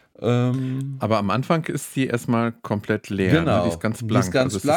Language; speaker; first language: German; native; German